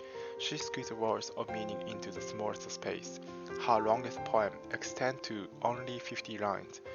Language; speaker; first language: English; non-native, fluent; Japanese